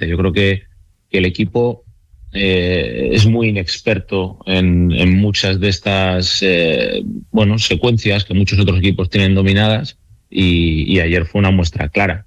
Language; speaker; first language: Spanish; native; Spanish